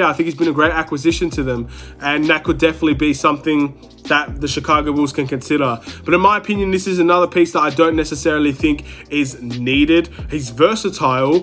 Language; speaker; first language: English; native; English